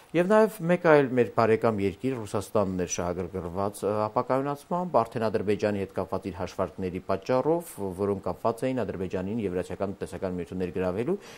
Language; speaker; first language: Armenian; native; Armenian